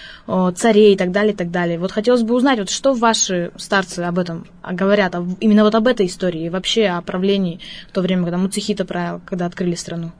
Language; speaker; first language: Russian; native; Russian